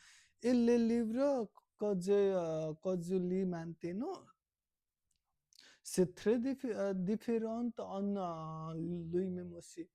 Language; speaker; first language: French; non-native, learner; Nepali